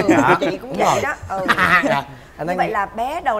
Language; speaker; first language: Vietnamese; native; Vietnamese